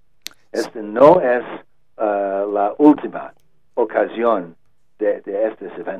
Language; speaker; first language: Spanish; non-native, learner; English